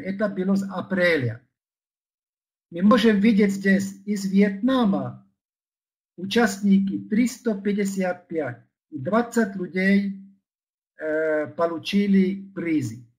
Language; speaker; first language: Russian; non-native, fluent; Czech